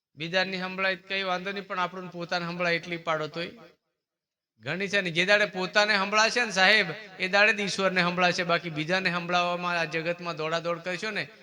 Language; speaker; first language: Gujarati; native; Gujarati